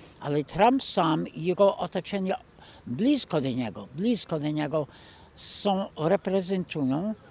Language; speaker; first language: Polish; non-native, fluent; English